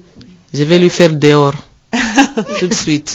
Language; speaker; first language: French; non-native, learner; Rundi